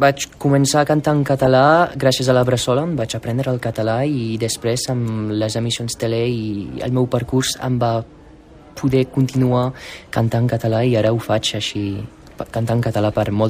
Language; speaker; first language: Catalan; non-native, local second language; French